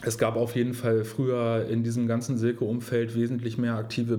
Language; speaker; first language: German; native; German